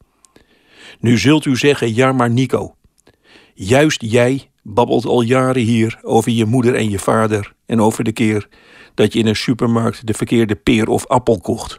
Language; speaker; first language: Dutch; native; Dutch